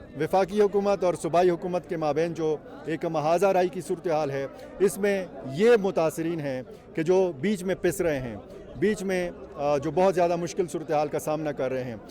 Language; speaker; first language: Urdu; non-native, local second language; Pashto